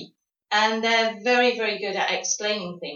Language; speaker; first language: English; native; English